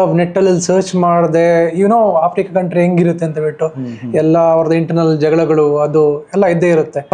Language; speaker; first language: Kannada; native; Kannada